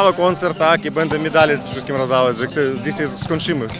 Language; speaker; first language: Polish; early bilingual, heritage; Polish